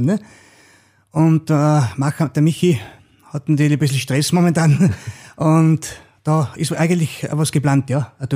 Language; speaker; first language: German; native; German